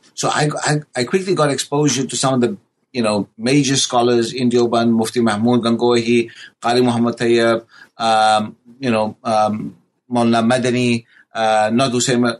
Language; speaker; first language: English; native; English